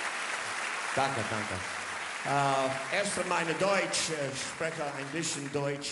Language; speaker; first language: German; non-native, learner; English